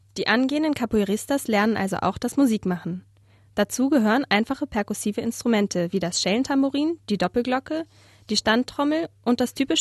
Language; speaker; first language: German; native; German